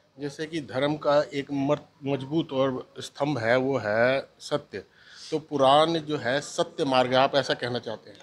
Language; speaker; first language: Hindi; native; Hindi